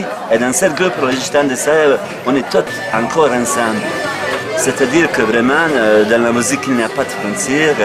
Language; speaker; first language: French; non-native, fluent; Bosnian